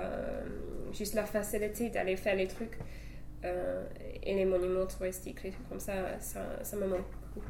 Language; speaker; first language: French; non-native, fluent; English